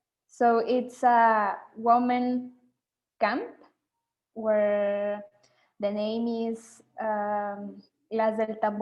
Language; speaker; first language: English; non-native, learner; Spanish